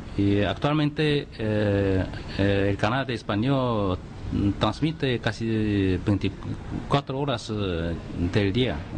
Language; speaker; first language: Spanish; non-native, fluent; Chinese